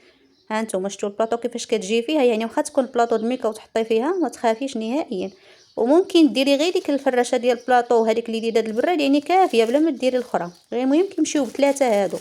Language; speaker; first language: Arabic; native; Arabic